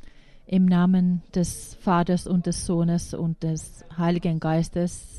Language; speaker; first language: German; non-native, fluent; Finnish